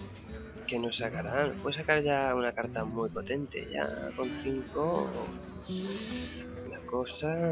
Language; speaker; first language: Spanish; native; Spanish